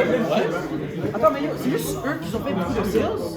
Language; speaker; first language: French; non-native, local second language; English